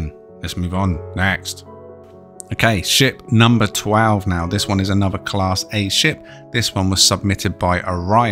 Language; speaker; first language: English; native; English